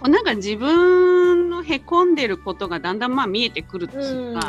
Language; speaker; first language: Japanese; native; Japanese